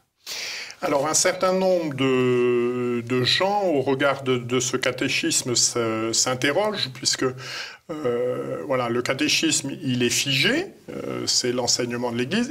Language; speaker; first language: French; native; French